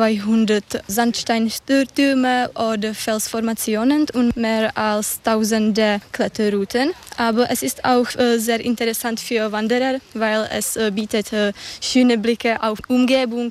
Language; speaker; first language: German; non-native, learner; Czech